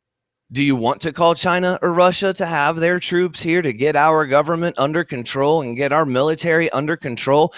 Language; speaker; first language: English; native; English